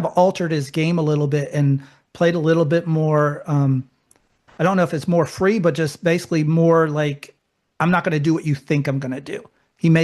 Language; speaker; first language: English; native; English